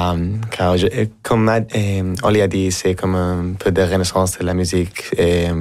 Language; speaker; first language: French; non-native, fluent; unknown